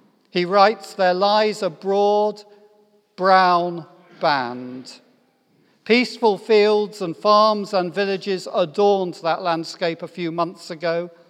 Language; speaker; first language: English; native; English